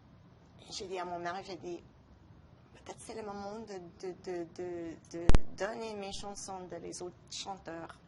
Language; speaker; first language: French; non-native, local second language; English